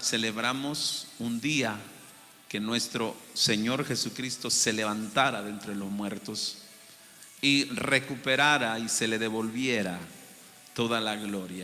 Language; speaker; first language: Spanish; native; Spanish